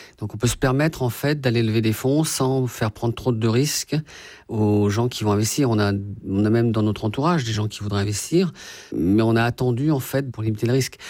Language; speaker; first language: French; native; French